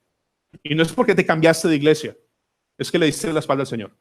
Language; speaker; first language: Spanish; native; Spanish